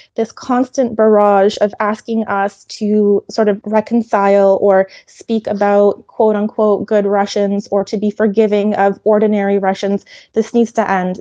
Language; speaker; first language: English; early bilingual, other home language; Ukrainian